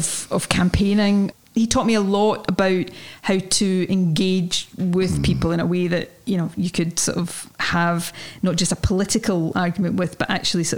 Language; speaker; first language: English; native; English